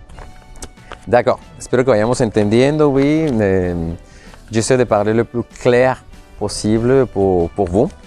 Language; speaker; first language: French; non-native, fluent; Spanish